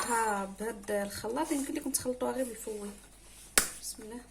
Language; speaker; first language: Arabic; native; Arabic